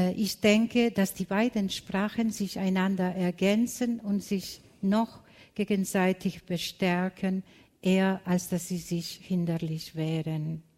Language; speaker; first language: German; non-native, fluent; Spanish